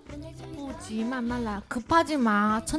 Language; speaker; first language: Korean; non-native, fluent; Chinese